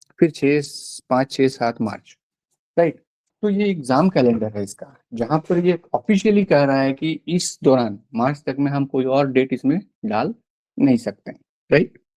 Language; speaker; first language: Hindi; non-native, local second language; Bangla